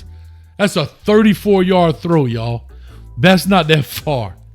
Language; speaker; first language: English; native; English